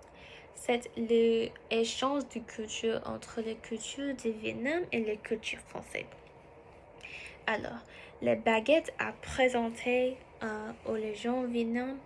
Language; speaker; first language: French; non-native, learner; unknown